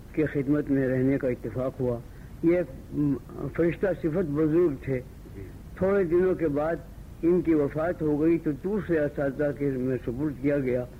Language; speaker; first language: Urdu; native; Urdu